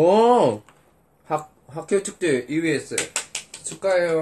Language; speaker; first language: Korean; non-native, fluent; Indonesian